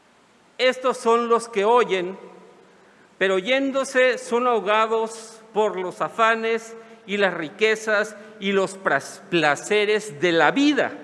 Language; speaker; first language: Spanish; native; Spanish